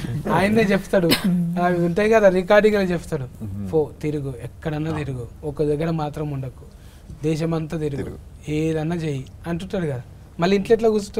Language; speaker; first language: Telugu; native; Telugu